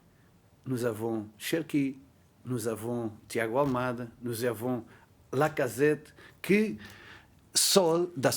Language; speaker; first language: French; non-native, learner; Portuguese